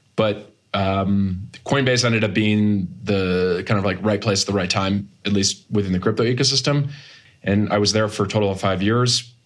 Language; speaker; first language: English; native; English